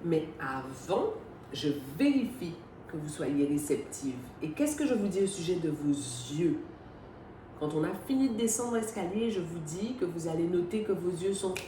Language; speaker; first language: French; native; French